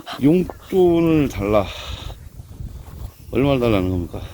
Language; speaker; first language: Korean; native; Korean